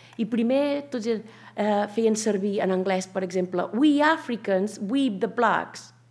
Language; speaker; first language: Catalan; native; Catalan